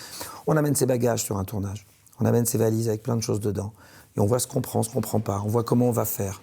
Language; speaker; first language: French; native; French